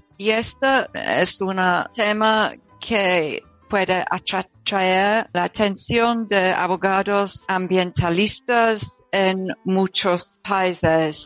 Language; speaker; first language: Spanish; non-native, learner; English